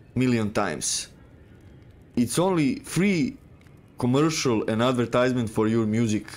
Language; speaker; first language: English; non-native, fluent; Serbian